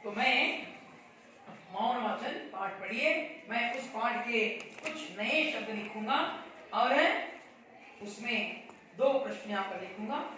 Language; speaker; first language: Hindi; non-native, local second language; Kannada